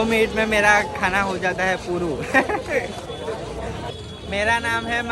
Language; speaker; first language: Hindi; non-native, local second language; Gujarati